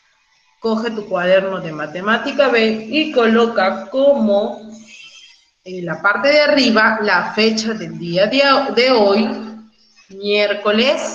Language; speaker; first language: Spanish; native; Spanish